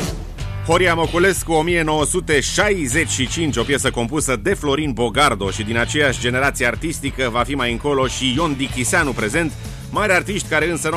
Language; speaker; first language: Romanian; native; Romanian